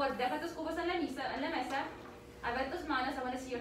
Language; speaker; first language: Spanish; early bilingual, heritage; Spanish